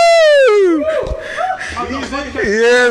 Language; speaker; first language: English; native; English